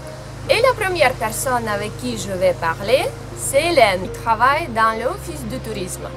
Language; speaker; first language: French; non-native, fluent; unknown